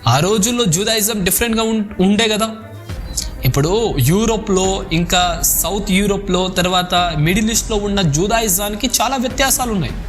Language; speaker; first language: Telugu; non-native, local second language; Lambadi